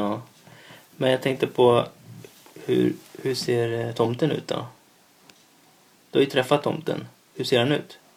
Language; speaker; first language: Swedish; native; Swedish